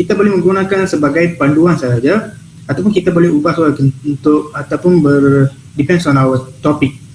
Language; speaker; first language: Malay; non-native, local second language; Tamil